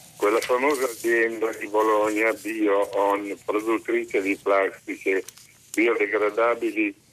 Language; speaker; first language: Italian; native; Italian